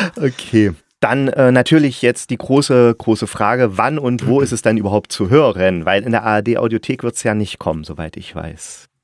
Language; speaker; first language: German; native; German